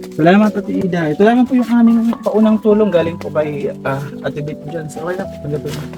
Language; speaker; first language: Filipino; non-native, local second language; Waray